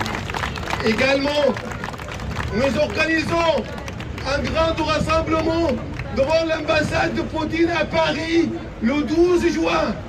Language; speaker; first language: French; non-native, fluent; Arabic